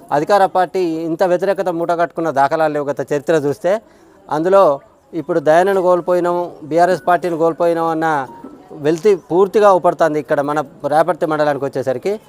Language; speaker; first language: Telugu; native; Telugu